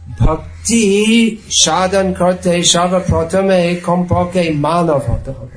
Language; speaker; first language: Bangla; non-native, fluent; English